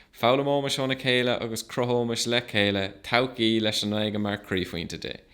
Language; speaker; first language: Irish; non-native, local second language; English